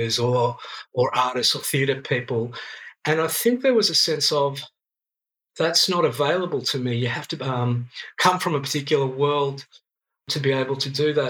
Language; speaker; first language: English; non-native, local second language; Greek